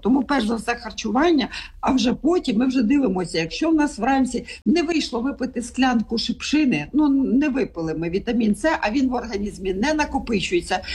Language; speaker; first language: Ukrainian; native; Ukrainian